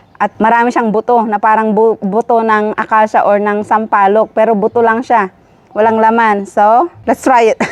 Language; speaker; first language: Filipino; non-native, local second language; Iloko